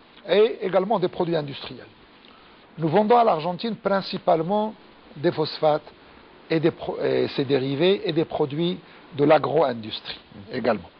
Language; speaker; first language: French; non-native, local second language; Arabic